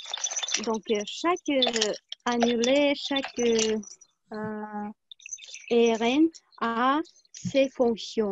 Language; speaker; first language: French; non-native, fluent; Tuvinian